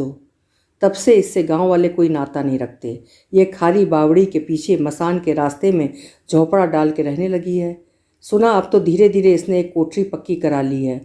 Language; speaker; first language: Hindi; native; Hindi